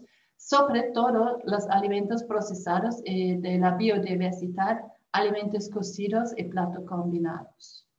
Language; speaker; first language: Spanish; non-native, fluent; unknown